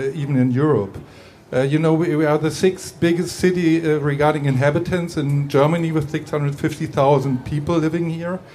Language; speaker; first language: English; non-native, fluent; German